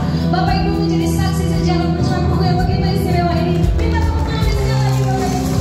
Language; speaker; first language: Indonesian; native; Indonesian